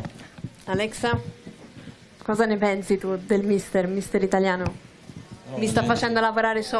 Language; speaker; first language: Italian; native; Italian